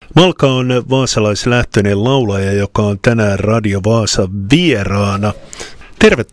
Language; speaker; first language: Finnish; native; Finnish